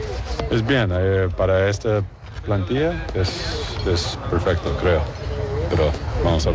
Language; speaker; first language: Spanish; non-native, learner; English